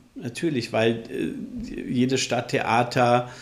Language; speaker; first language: German; native; German